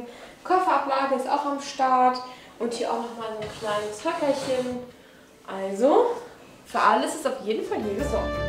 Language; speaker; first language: German; native; German